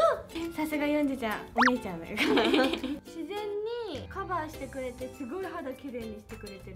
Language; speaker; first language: Japanese; non-native, fluent; Korean